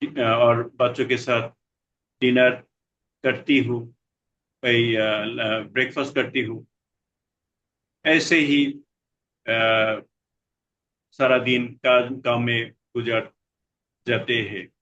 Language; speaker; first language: Hindi; non-native, learner; Bangla